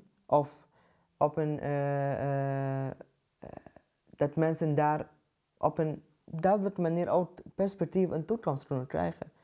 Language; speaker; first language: Dutch; non-native, fluent; Arabic